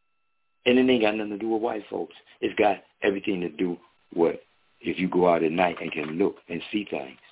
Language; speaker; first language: English; native; English